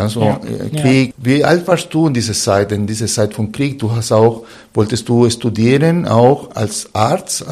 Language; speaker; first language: German; non-native, fluent; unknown